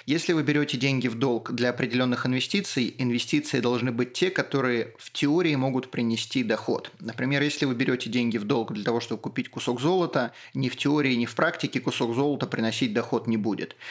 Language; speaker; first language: Russian; native; Russian